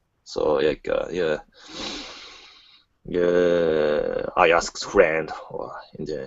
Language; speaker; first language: English; non-native, learner; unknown